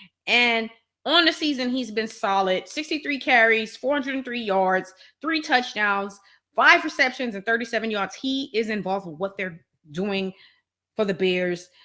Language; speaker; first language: English; native; English